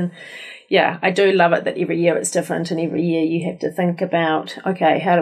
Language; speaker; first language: English; native; English